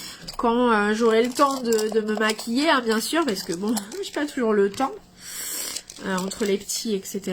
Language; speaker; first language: French; native; French